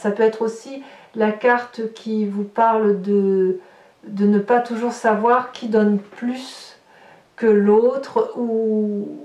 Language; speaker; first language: French; native; French